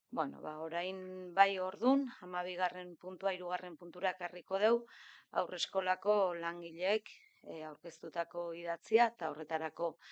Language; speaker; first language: Basque; native; Basque